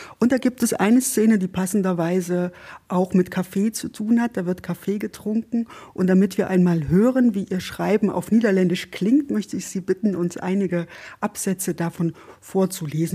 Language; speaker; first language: German; native; German